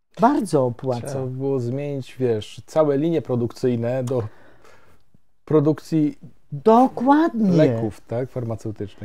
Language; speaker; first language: Polish; native; Polish